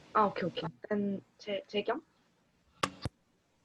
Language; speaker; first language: English; non-native, learner; Korean